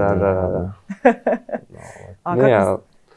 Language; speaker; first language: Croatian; early bilingual, heritage; Croatian